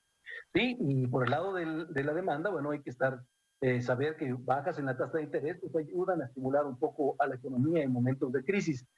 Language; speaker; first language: Spanish; native; Spanish